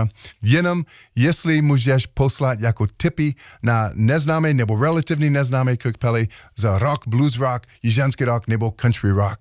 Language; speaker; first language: Czech; non-native, learner; English